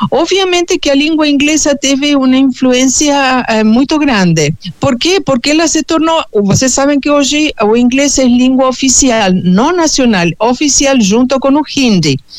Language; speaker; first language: Portuguese; non-native, fluent; Spanish